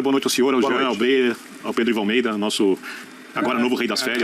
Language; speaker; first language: Portuguese; native; Portuguese